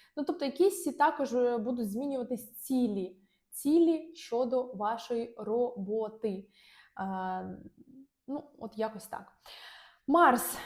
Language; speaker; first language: Ukrainian; non-native, local second language; Russian